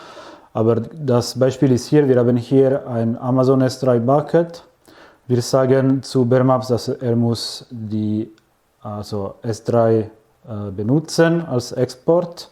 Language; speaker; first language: German; non-native, fluent; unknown